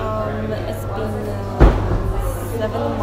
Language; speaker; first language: English; non-native, learner; Korean